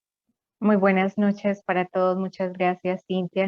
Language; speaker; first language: Spanish; native; Spanish